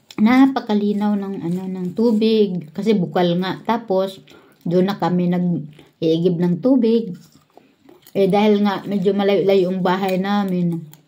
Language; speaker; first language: Filipino; non-native, local second language; Cebuano